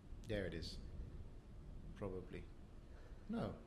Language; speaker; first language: English; non-native, fluent; Dutch